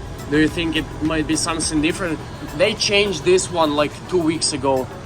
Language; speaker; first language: English; non-native, learner; Ukrainian